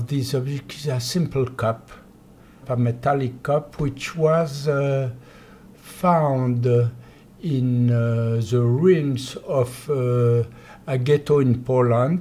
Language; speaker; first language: English; non-native, fluent; Polish